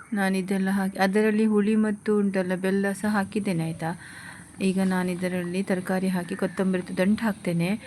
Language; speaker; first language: Kannada; non-native, local second language; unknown